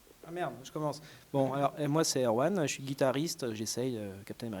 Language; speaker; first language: French; native; French